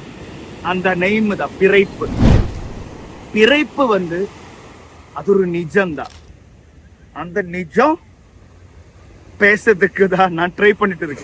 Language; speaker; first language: Tamil; non-native, learner; Malayalam